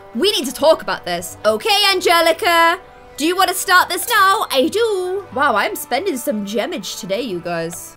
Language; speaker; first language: English; native; English